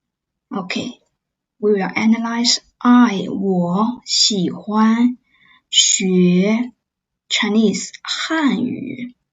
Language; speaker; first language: Chinese; non-native, fluent; English